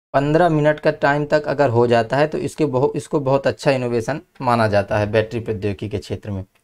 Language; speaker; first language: Hindi; native; Hindi